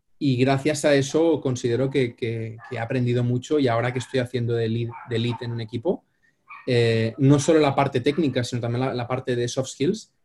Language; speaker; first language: Spanish; non-native, local second language; Catalan